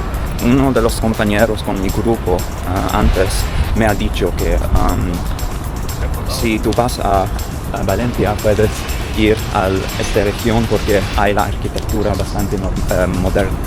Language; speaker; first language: Spanish; non-native, learner; English